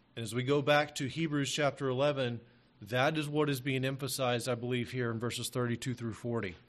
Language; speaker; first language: English; native; English